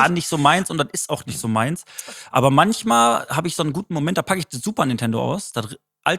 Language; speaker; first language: German; native; German